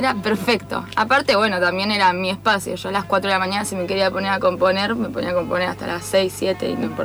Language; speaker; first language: Spanish; native; Spanish